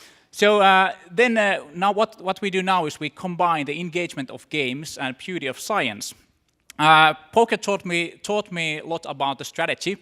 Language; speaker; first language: English; non-native, fluent; Finnish